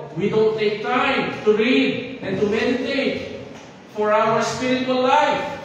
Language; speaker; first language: English; non-native, local second language; Filipino